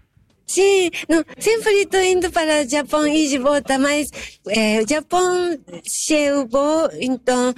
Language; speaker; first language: Portuguese; non-native, learner; Japanese